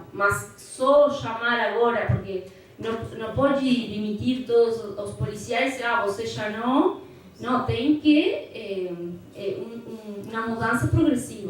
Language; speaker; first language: Portuguese; non-native, fluent; Spanish